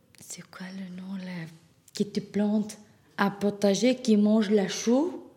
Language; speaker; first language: French; non-native, learner; Turkish